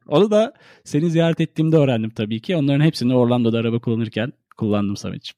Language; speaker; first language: Turkish; native; Turkish